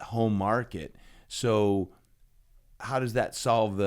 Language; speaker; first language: English; native; English